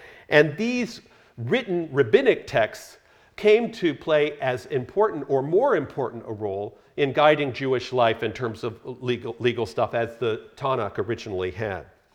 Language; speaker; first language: English; native; English